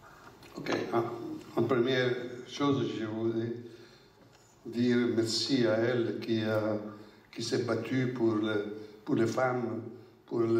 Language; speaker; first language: French; non-native, fluent; Italian